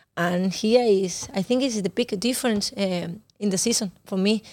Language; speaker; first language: English; non-native, learner; Spanish